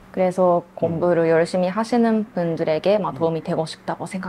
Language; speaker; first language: Korean; non-native, fluent; Japanese